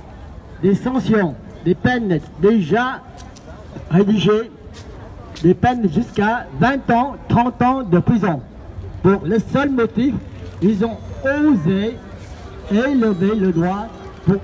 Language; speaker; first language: French; non-native, fluent; Vietnamese